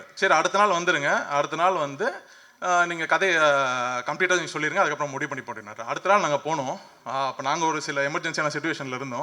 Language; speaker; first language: Tamil; native; Tamil